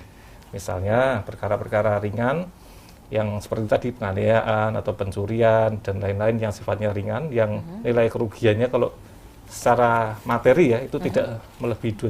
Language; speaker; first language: Indonesian; native; Indonesian